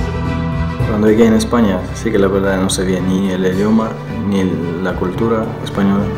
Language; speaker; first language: Spanish; non-native, fluent; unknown